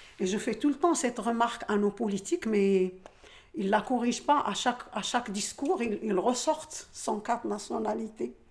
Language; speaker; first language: French; non-native, local second language; Arabic